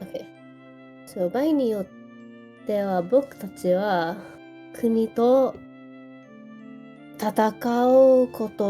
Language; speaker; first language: Japanese; non-native, learner; English